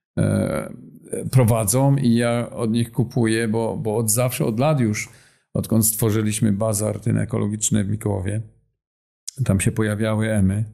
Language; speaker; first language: Polish; native; Polish